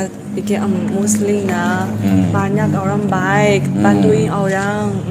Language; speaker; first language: Indonesian; non-native, learner; Chinese